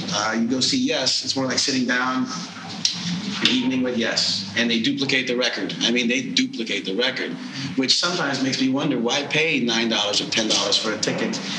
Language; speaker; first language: English; non-native, fluent; Dutch